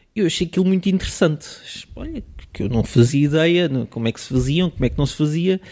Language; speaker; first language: Portuguese; early bilingual, other home language; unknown